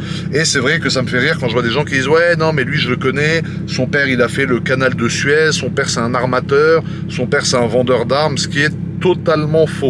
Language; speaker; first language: French; native; French